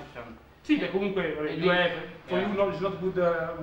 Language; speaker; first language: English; non-native, learner; Italian